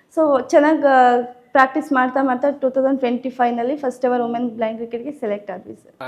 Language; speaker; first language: Kannada; native; Kannada